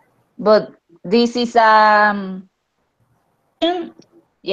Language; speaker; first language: English; non-native, learner; Spanish